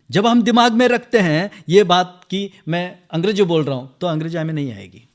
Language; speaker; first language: Hindi; non-native, local second language; Marathi